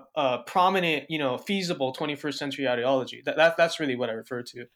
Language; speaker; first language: English; native; English